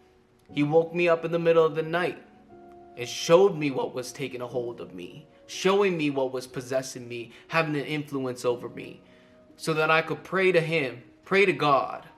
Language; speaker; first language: English; native; English